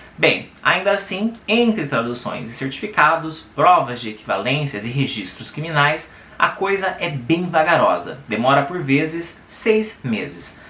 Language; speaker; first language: Portuguese; native; Portuguese